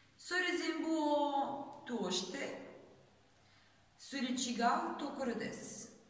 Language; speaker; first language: Japanese; non-native, learner; Serbian